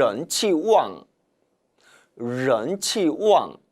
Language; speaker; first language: Chinese; non-native, fluent; Korean